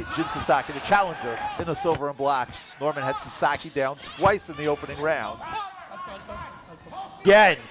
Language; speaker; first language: English; native; English